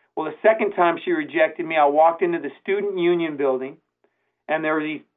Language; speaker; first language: English; native; English